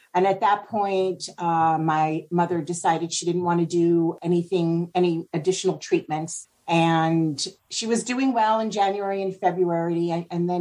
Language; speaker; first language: English; native; English